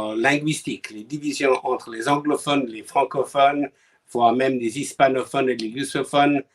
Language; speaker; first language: French; non-native, fluent; English